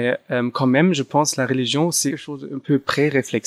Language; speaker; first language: French; non-native, fluent; German